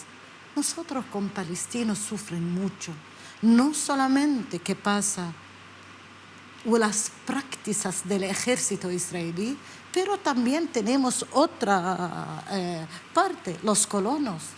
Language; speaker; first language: Spanish; non-native, learner; Arabic